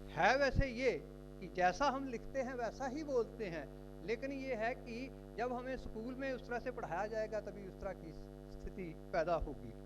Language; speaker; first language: Hindi; non-native, local second language; Punjabi